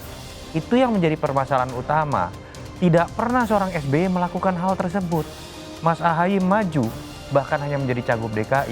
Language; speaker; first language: Indonesian; native; Indonesian